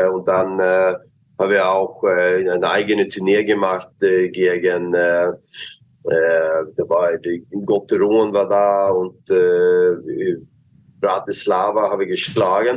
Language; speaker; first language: German; non-native, learner; Swedish